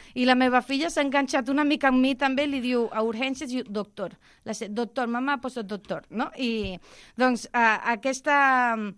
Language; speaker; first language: Catalan; non-native, local second language; Spanish